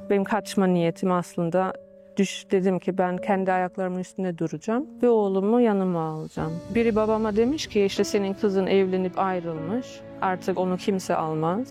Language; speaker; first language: Turkish; early bilingual, heritage; Turkish